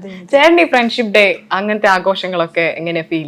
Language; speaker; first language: Malayalam; native; Malayalam